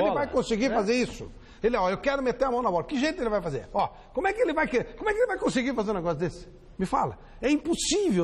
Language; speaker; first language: Portuguese; native; Portuguese